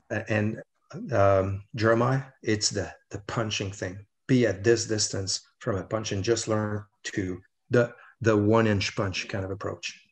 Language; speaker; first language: English; non-native, fluent; French